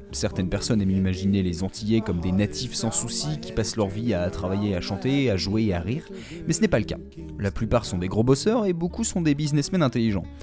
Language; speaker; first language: French; native; French